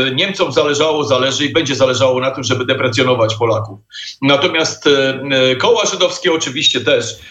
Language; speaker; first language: Polish; native; Polish